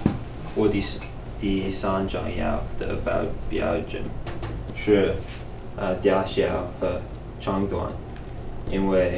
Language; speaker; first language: Chinese; non-native, learner; English